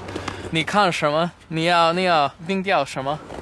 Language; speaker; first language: Chinese; non-native, local second language; English